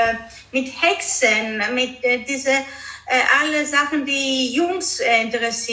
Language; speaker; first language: German; early bilingual, other home language; Greek